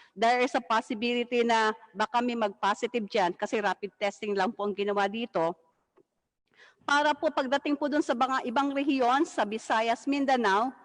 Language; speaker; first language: Filipino; native; Filipino